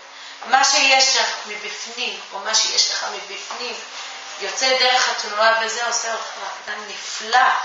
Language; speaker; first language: Hebrew; non-native, fluent; Japanese